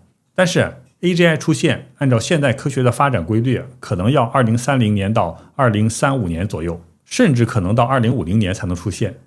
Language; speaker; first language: Chinese; native; Chinese